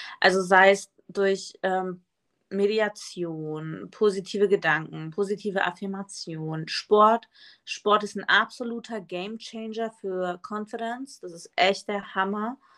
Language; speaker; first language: German; early bilingual, other home language; Spanish